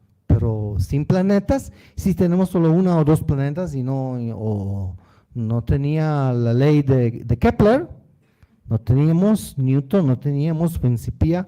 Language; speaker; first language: Spanish; non-native, learner; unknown